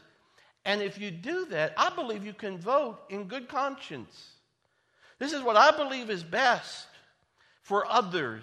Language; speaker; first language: English; native; English